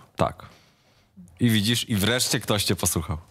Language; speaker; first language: Polish; native; Polish